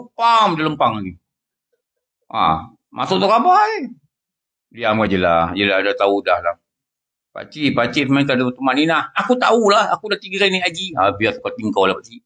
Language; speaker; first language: Malay; native; Malay